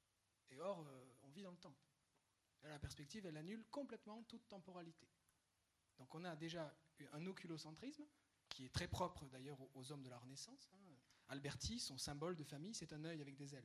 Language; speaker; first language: French; native; French